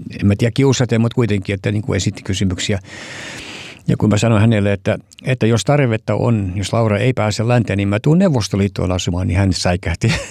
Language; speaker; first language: Finnish; early bilingual, heritage; Finnish